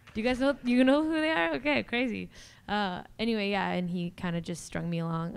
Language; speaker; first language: English; native; English